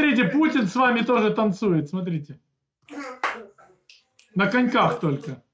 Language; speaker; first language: Russian; native; Russian